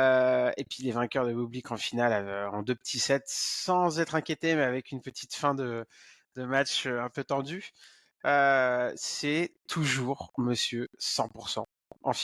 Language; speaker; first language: French; native; French